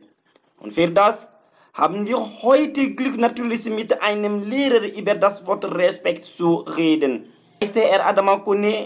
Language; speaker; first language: German; non-native, learner; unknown